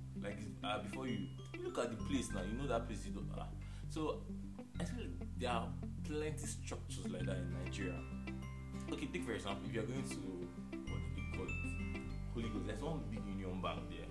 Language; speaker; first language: English; non-native, local second language; Igbo